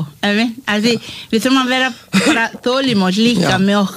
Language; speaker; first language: Icelandic; non-native, learner; Malay